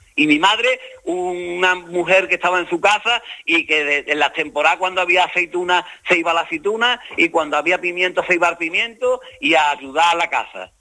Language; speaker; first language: Spanish; native; Spanish